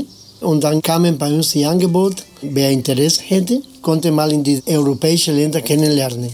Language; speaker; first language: German; non-native, fluent; Spanish